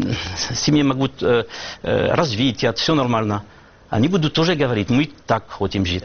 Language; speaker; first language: Russian; non-native, learner; French